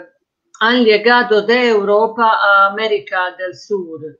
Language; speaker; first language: Spanish; non-native, fluent; Croatian